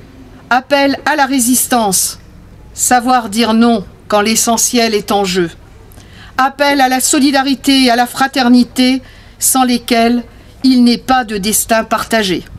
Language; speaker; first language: French; native; French